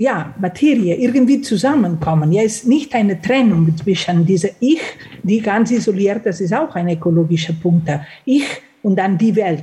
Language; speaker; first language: German; non-native, fluent; Catalan